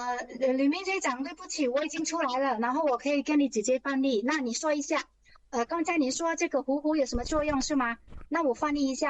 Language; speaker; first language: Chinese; early bilingual, heritage; Chinese